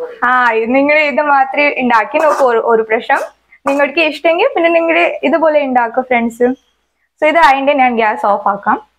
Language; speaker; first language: Malayalam; non-native, learner; Hindi